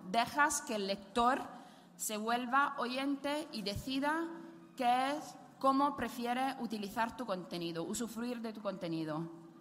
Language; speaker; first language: Spanish; non-native, fluent; Italian